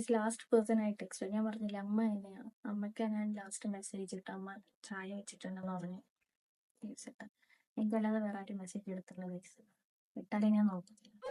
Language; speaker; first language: Malayalam; non-native, local second language; Tamil